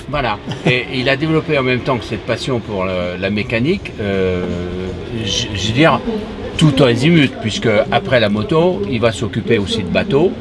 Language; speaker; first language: French; native; French